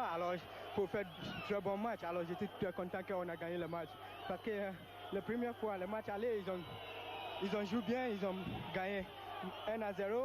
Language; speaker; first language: French; non-native, learner; Italian